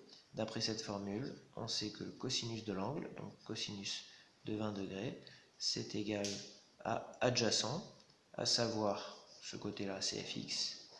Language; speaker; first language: French; native; French